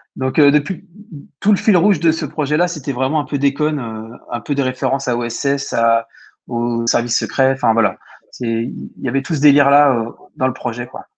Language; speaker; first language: French; native; French